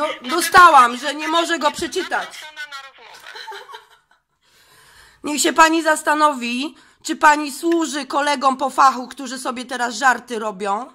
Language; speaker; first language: Polish; native; Polish